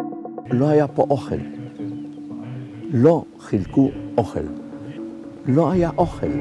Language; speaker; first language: Hebrew; non-native, fluent; Polish